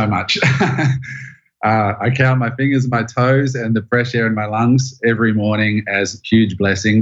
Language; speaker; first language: English; native; English